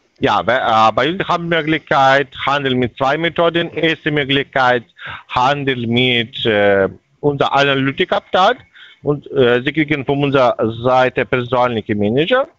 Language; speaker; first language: German; non-native, learner; Bulgarian